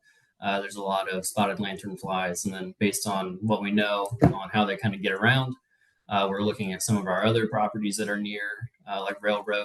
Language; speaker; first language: English; native; English